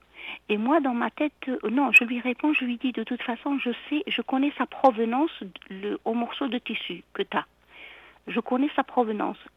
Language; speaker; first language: French; non-native, local second language; Arabic